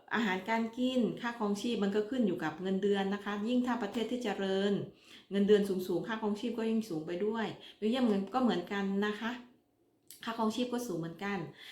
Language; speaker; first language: Thai; native; Thai